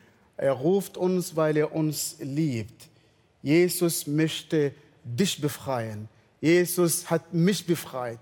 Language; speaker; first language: German; non-native, fluent; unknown